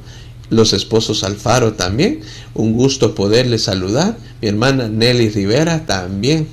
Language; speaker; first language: Spanish; native; Spanish